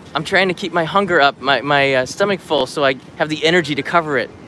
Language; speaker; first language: English; native; English